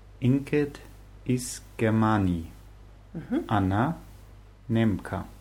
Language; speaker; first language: Russian; non-native, learner; German